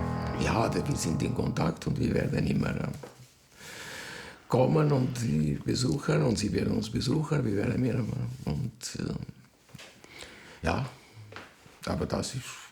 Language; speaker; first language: German; non-native, fluent; Portuguese